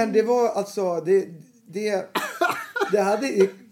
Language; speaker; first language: Swedish; native; Swedish